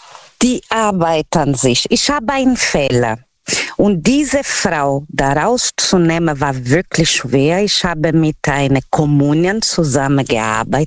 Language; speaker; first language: German; non-native, learner; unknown